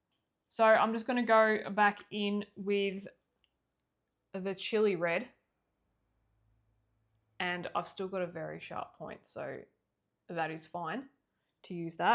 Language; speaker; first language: English; native; English